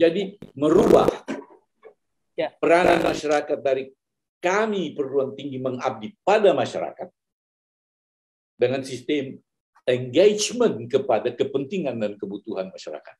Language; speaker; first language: Malay; native; Malay